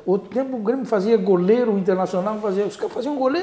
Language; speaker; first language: Portuguese; native; Portuguese